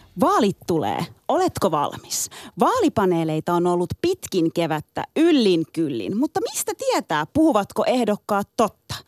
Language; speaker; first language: Finnish; early bilingual, other home language; Turkish